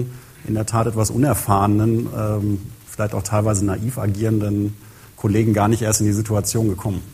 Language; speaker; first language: German; native; German